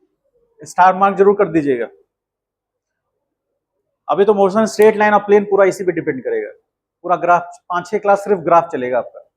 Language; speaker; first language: Hindi; native; Hindi